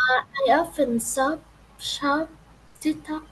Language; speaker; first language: English; non-native, learner; Vietnamese